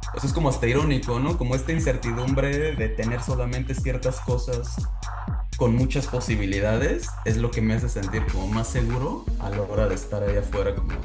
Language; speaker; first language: Spanish; native; Spanish